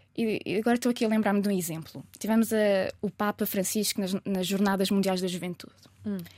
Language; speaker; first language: Portuguese; native; Portuguese